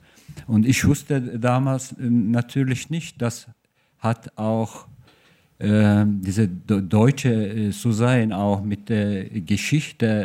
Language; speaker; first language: German; non-native, fluent; Turkish